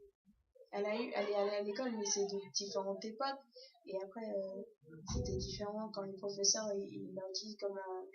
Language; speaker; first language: French; early bilingual, other home language; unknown